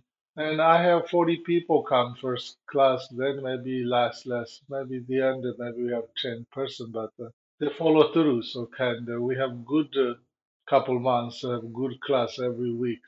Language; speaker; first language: English; non-native, learner; Chinese